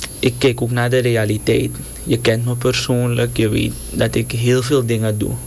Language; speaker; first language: Dutch; native; Dutch